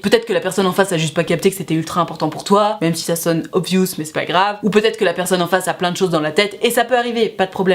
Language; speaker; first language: French; native; French